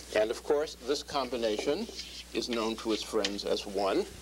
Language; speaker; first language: English; native; English